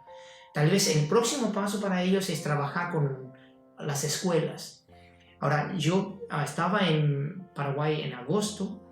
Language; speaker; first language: Spanish; non-native, fluent; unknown